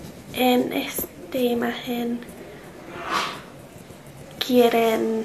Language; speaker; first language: Spanish; non-native, learner; English